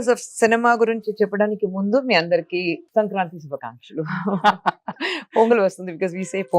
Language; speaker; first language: Telugu; non-native, local second language; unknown